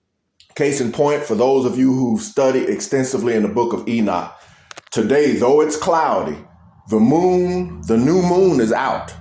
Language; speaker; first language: English; native; English